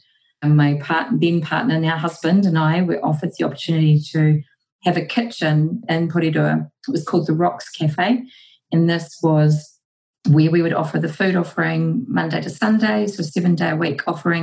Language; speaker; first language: English; native; English